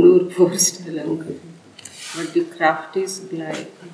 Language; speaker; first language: German; non-native, learner; Telugu